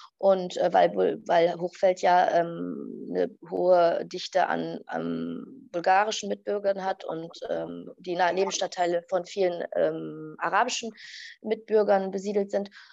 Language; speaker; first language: German; early bilingual, other home language; Arabic